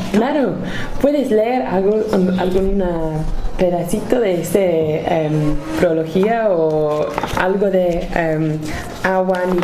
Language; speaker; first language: Spanish; non-native, learner; English